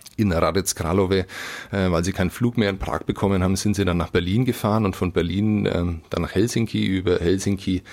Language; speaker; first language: German; native; German